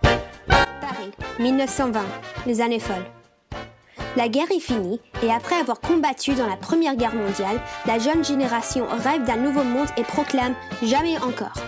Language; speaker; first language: French; non-native, learner; English